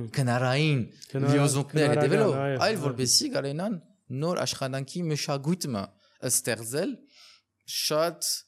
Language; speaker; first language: Armenian; early bilingual, heritage; Armenian